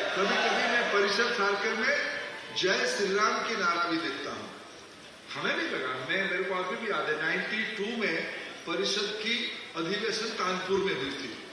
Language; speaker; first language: Hindi; non-native, local second language; Odia